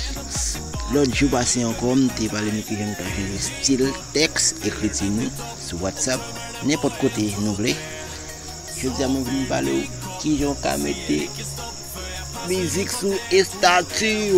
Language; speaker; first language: French; non-native, learner; Haitian Creole